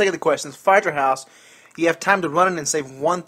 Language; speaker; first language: English; native; English